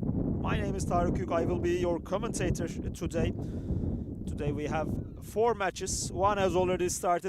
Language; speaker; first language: English; non-native, fluent; Turkish